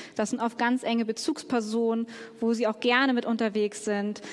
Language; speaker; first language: German; native; German